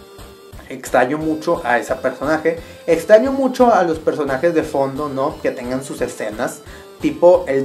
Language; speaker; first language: Spanish; native; Spanish